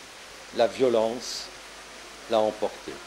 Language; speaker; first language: French; native; French